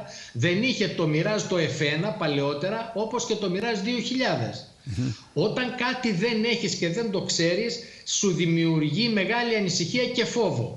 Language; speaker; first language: Greek; native; Greek